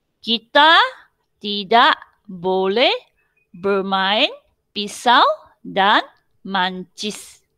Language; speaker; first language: Malay; non-native, local second language; Chinese